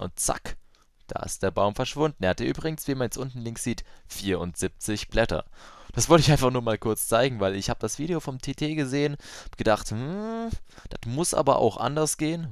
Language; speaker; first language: German; native; German